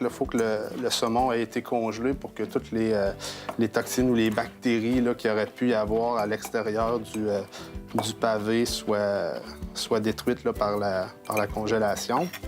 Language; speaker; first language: French; native; French